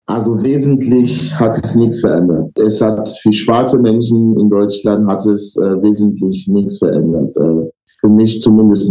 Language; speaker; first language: German; non-native, fluent; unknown